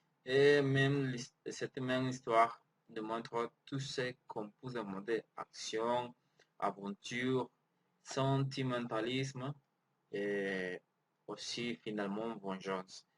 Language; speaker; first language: French; non-native, learner; Spanish